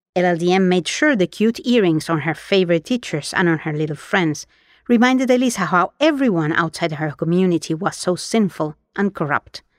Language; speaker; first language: English; non-native, fluent; Spanish